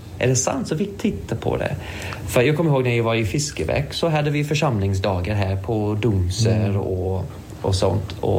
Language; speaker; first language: Swedish; non-native, fluent; English